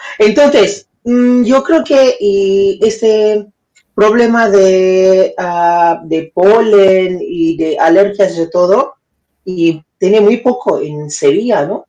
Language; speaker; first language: Spanish; non-native, fluent; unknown